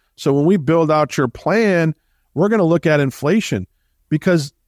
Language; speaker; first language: English; native; English